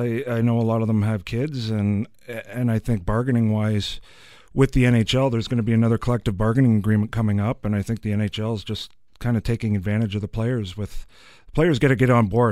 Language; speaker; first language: English; native; English